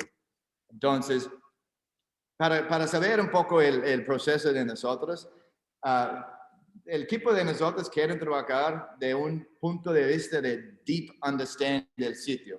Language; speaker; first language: Spanish; non-native, learner; English